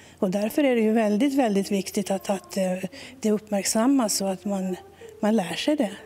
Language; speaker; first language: Swedish; non-native, local second language; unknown